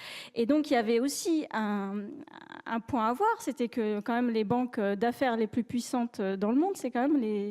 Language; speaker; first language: French; native; French